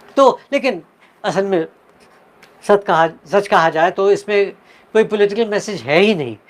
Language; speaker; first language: Hindi; native; Hindi